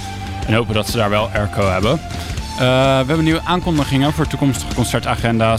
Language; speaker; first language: Dutch; native; Dutch